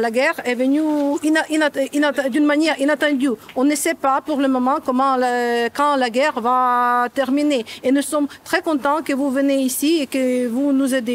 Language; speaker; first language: French; non-native, fluent; Ukrainian